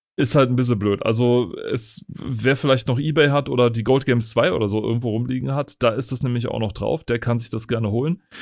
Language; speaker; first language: German; native; German